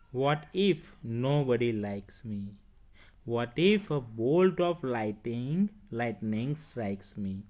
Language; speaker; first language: English; non-native, local second language; Hindi